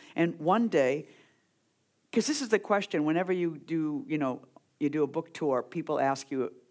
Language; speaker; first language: English; native; English